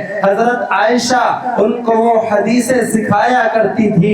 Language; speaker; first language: Urdu; native; Urdu